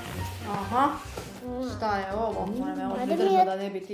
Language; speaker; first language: Croatian; native; Croatian